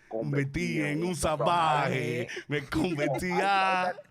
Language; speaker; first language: Spanish; early bilingual, other home language; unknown